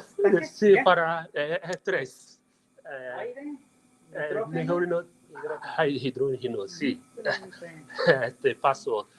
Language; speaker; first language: Spanish; non-native, learner; Igbo